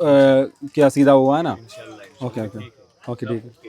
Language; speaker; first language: Hindi; non-native, learner; Malayalam